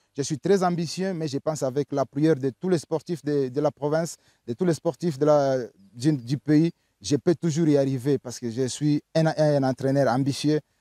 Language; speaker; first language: French; non-native, local second language; Swahili